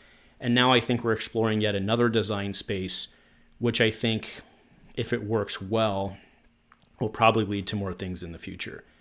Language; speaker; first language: English; native; English